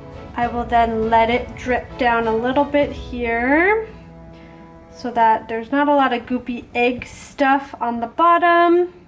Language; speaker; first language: English; native; English